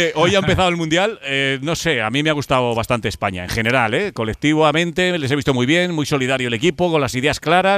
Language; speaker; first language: Spanish; native; Spanish